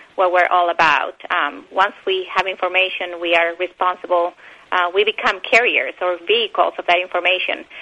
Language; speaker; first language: English; non-native, fluent; Spanish